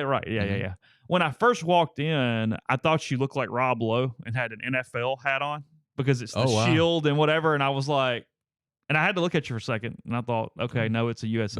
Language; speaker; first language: English; native; English